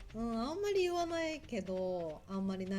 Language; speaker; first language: Japanese; native; Japanese